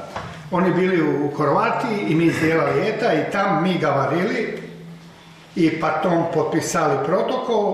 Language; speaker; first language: Russian; non-native, learner; Croatian